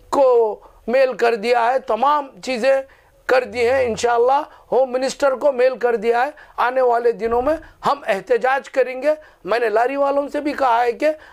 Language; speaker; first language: Urdu; native; Urdu